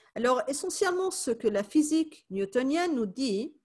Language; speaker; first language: French; non-native, fluent; Spanish